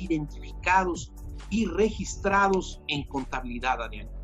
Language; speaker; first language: Spanish; native; Spanish